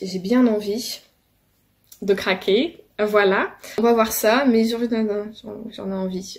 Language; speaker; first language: French; native; French